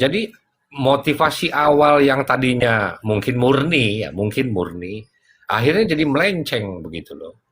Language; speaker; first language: Indonesian; native; Indonesian